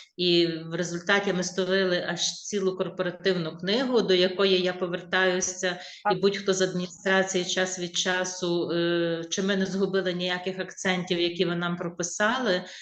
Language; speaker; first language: Ukrainian; native; Ukrainian